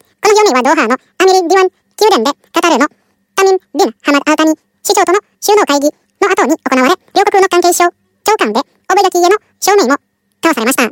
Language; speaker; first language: Japanese; non-native, fluent; Indonesian